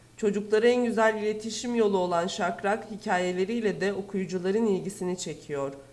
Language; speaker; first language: Turkish; native; Turkish